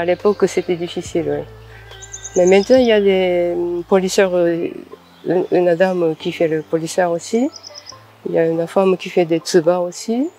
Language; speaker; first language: French; non-native, fluent; Japanese